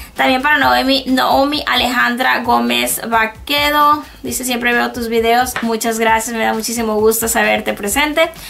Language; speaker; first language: Spanish; native; Spanish